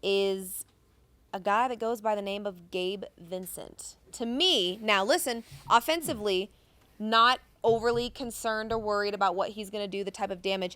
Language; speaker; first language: English; native; English